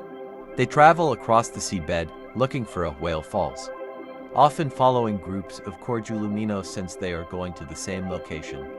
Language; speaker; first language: English; native; English